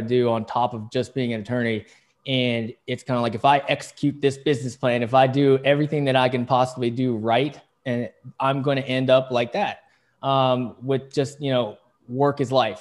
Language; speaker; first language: English; native; English